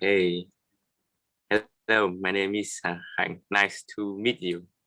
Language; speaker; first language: English; non-native, learner; Vietnamese